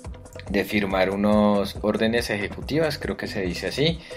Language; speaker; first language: Spanish; native; Spanish